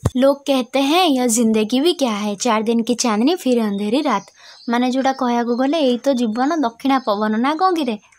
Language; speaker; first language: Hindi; non-native, local second language; Odia